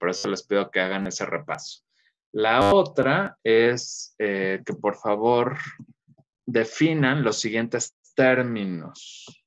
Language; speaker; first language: Spanish; native; Spanish